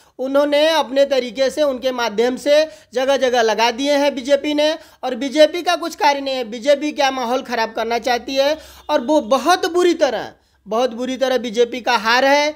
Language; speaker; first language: Hindi; native; Hindi